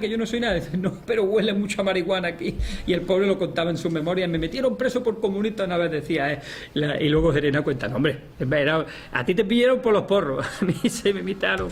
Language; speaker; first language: Spanish; native; Spanish